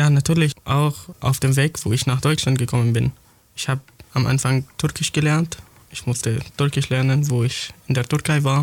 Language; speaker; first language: German; non-native, fluent; Arabic